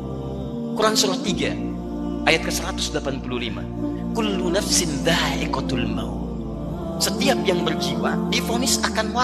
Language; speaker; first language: Indonesian; native; Indonesian